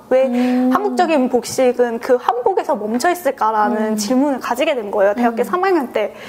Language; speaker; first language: Korean; native; Korean